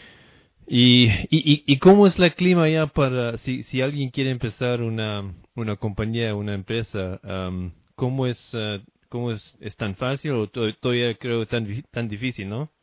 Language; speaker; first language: Spanish; non-native, fluent; English